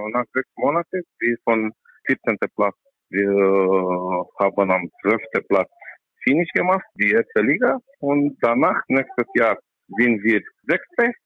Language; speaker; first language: German; non-native, learner; Romanian